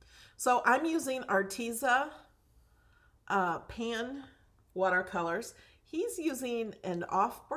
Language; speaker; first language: English; native; English